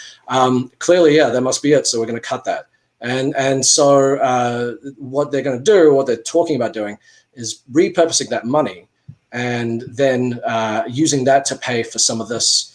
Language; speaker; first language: English; native; English